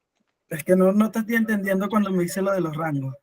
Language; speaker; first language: Spanish; native; Spanish